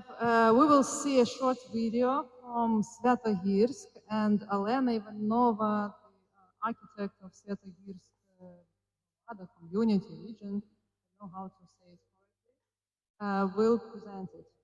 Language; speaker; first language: English; non-native, fluent; Ukrainian